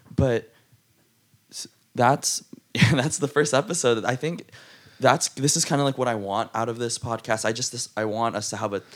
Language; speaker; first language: English; native; English